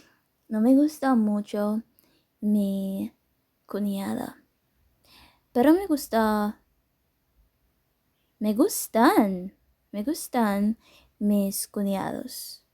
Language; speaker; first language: Spanish; non-native, learner; English